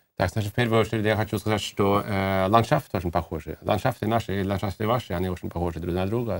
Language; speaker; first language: Russian; native; Russian